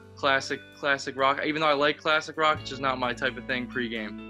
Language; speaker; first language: English; native; English